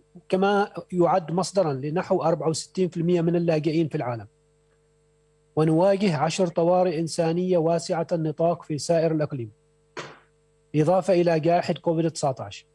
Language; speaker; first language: Arabic; native; Arabic